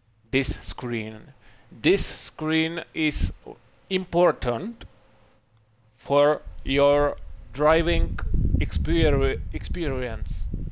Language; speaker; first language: English; non-native, learner; Czech